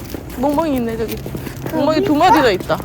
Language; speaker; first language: Korean; native; Korean